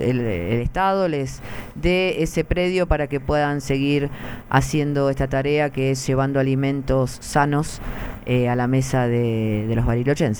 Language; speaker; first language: Spanish; native; Spanish